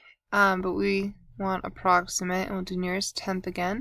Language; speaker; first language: English; native; English